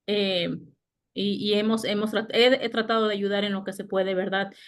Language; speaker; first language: Spanish; native; Spanish